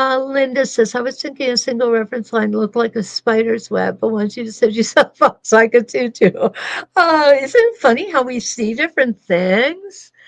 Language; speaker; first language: English; native; English